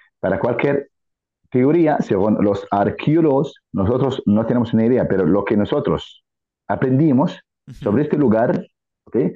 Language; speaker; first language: Spanish; non-native, fluent; Arabic